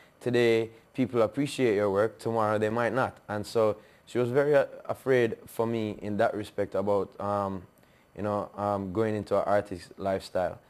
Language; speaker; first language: English; native; English